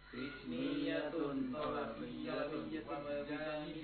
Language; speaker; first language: Arabic; non-native, learner; Indonesian